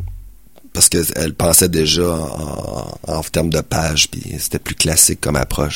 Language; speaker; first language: French; native; French